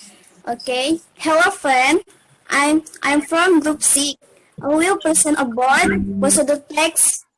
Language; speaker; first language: English; non-native, learner; Indonesian